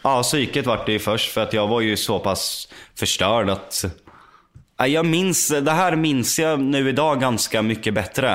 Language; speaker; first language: Swedish; native; Swedish